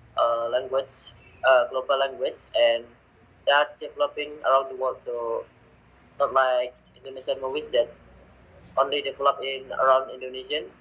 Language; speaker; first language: English; non-native, learner; Indonesian